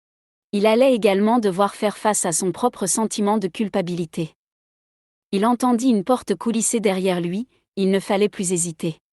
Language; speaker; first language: French; native; French